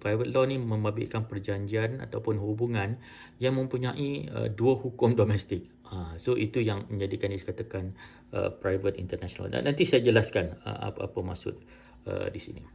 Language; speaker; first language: Malay; native; Malay